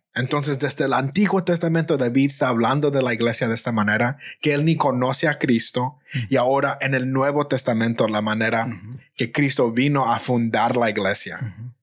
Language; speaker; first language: Spanish; early bilingual, heritage; Spanish